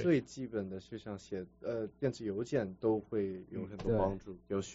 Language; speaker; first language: Chinese; early bilingual, heritage; Chinese